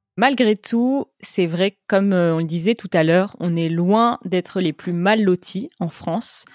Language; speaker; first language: French; native; French